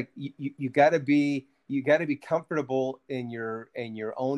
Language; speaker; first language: English; early bilingual, other home language; Spanish